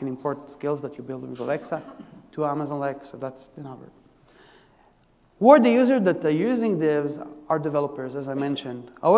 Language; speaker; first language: English; non-native, fluent; Hebrew